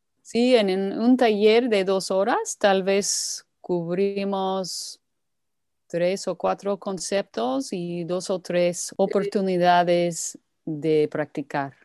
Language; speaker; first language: Spanish; non-native, fluent; English